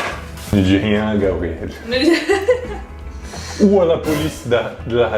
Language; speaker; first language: French; non-native, fluent; Portuguese